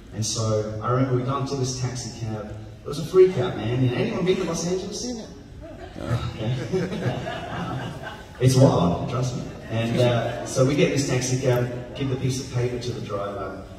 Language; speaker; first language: English; native; English